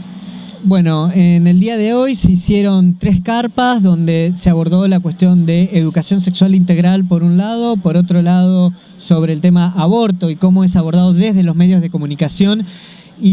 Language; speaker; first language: Spanish; native; Spanish